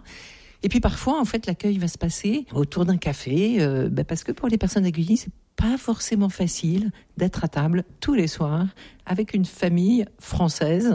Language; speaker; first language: French; native; French